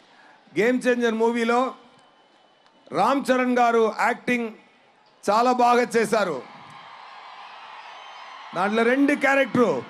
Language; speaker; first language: Telugu; non-native, learner; Tamil